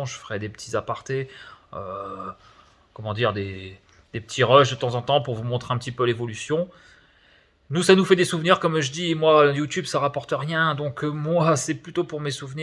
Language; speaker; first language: French; native; French